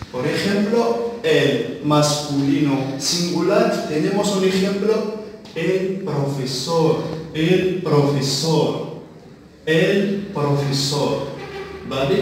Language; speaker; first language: Spanish; non-native, fluent; Arabic